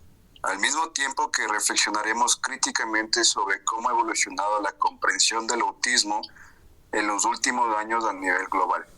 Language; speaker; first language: Spanish; native; Spanish